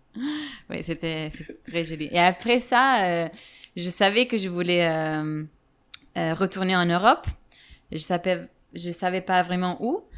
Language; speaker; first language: French; non-native, fluent; Italian